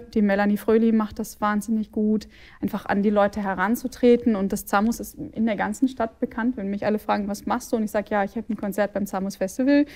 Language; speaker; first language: German; native; German